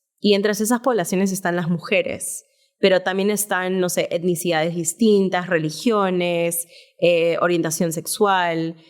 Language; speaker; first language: Spanish; early bilingual, heritage; Spanish